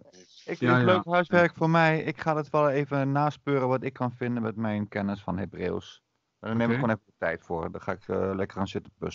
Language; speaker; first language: Dutch; native; Dutch